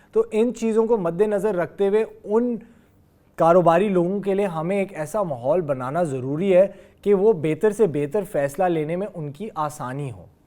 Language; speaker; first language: Urdu; native; Urdu